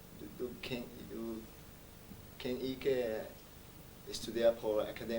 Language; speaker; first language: Danish; non-native, learner; Spanish